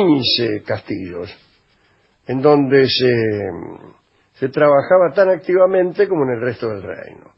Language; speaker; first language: Spanish; native; Spanish